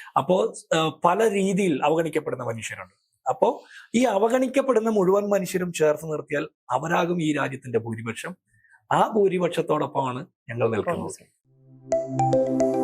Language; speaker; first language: Malayalam; native; Malayalam